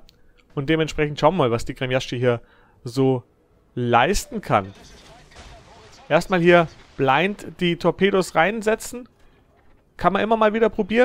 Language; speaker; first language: German; native; German